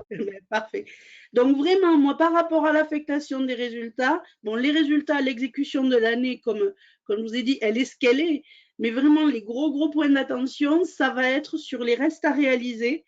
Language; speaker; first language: French; native; French